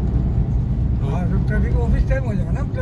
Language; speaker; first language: Hindi; native; Hindi